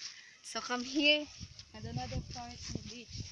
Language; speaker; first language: English; non-native, learner; Cebuano